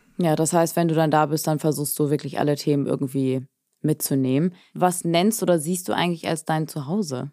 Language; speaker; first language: German; native; German